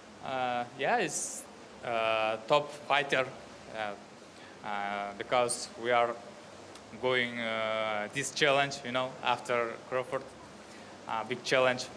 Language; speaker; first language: English; non-native, learner; Russian